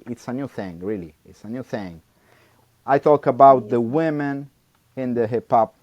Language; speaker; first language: English; non-native, learner; Italian